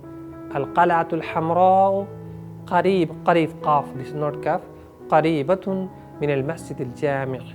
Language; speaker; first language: Arabic; non-native, fluent; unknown